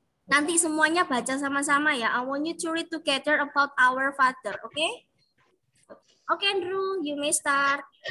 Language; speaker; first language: English; non-native, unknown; Indonesian